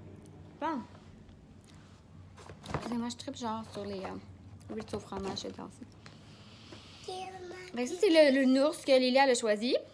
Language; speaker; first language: French; native; French